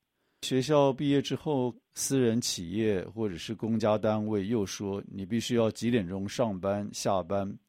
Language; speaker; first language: Chinese; native; Chinese